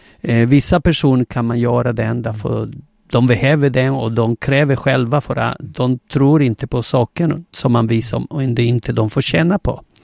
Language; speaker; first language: Swedish; non-native, fluent; Spanish